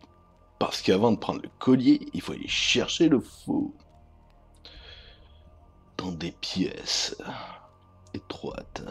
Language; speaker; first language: French; native; French